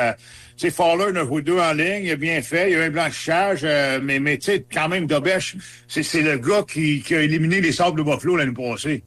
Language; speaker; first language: French; native; French